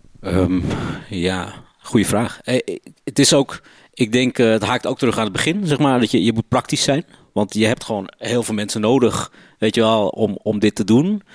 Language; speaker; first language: Dutch; native; Dutch